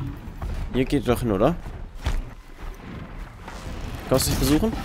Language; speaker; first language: German; native; German